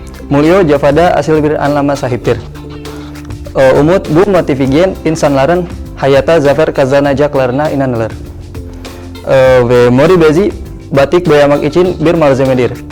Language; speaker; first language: Turkish; non-native, learner; Indonesian